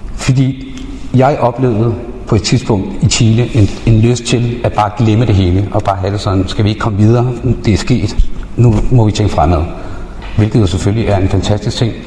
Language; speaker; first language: Danish; early bilingual, other home language; Spanish